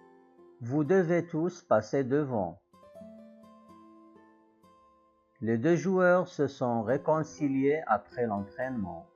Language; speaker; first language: French; non-native, local second language; Arabic